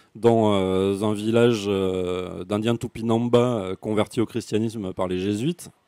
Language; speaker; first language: French; native; French